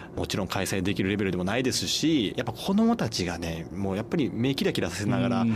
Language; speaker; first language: Japanese; native; Japanese